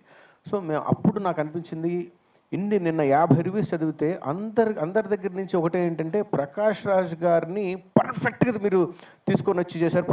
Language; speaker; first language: Telugu; native; Telugu